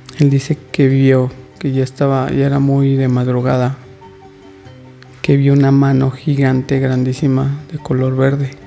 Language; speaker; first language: Spanish; native; Spanish